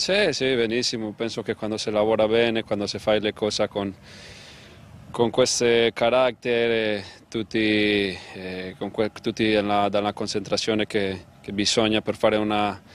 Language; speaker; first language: Italian; non-native, learner; Spanish